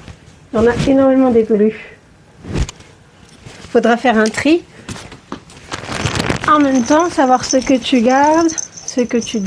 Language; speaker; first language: French; native; French